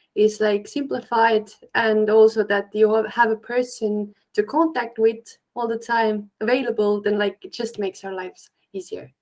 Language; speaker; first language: English; non-native, fluent; Estonian